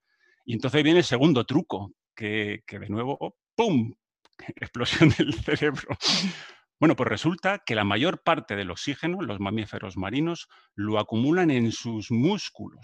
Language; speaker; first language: Spanish; native; Spanish